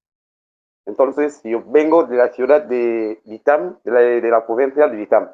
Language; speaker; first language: Spanish; non-native, learner; French